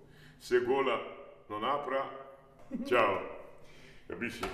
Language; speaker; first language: Italian; non-native, learner; Georgian